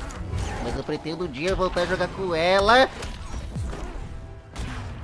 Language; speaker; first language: Portuguese; native; Portuguese